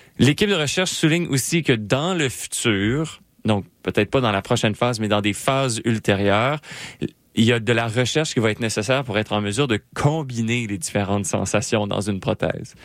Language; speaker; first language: French; native; French